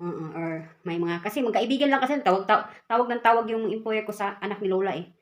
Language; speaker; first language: Filipino; non-native, local second language; Cebuano